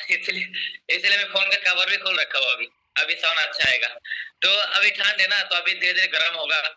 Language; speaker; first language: Hindi; non-native, local second language; Assamese